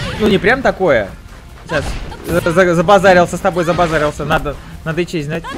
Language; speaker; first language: Russian; native; Russian